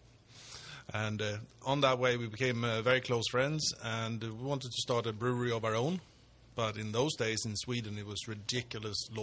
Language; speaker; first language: English; non-native, fluent; Swedish